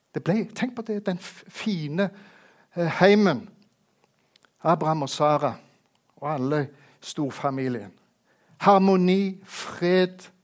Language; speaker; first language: Norwegian; native; Norwegian